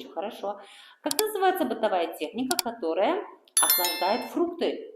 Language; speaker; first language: Russian; non-native, local second language; Kara-Kalpak